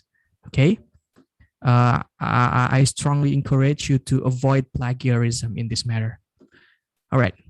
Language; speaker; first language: English; non-native, fluent; Indonesian